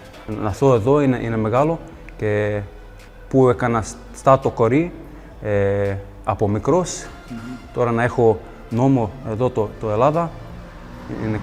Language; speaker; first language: Greek; early bilingual, heritage; English